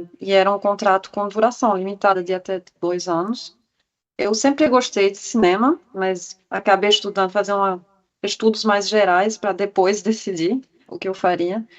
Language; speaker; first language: Portuguese; non-native, fluent; French